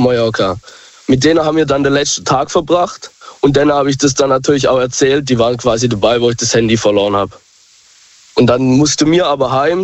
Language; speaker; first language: German; native; German